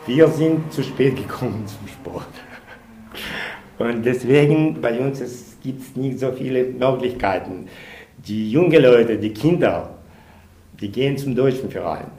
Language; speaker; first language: German; non-native, learner; Russian